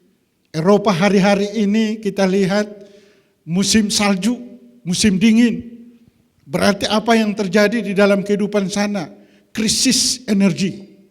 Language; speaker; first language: Indonesian; native; Indonesian